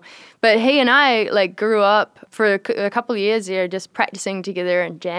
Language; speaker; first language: English; native; English